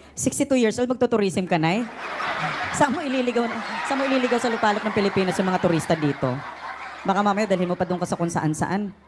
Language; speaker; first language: Filipino; non-native, local second language; Waray